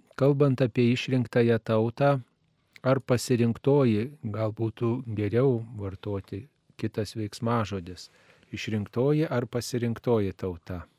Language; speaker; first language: Lithuanian; native; Lithuanian